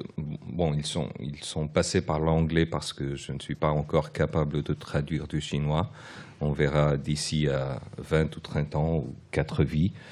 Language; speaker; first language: French; early bilingual, other home language; Portuguese